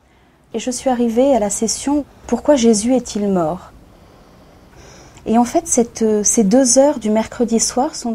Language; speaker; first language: French; native; French